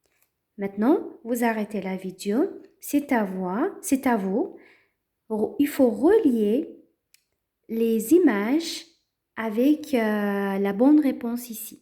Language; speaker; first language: French; non-native, fluent; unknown